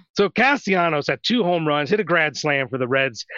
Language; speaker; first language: English; native; English